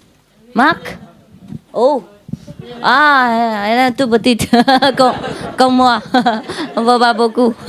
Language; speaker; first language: French; non-native, learner; Vietnamese